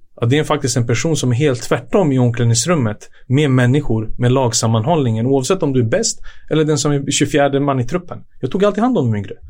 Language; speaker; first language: Swedish; early bilingual, other home language; Serbian